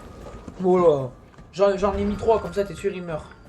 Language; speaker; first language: French; native; French